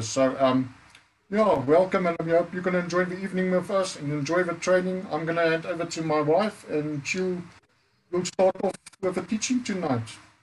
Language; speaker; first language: English; non-native, local second language; Afrikaans